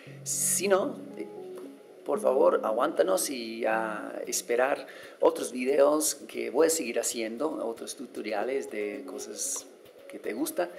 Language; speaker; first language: Spanish; non-native, fluent; English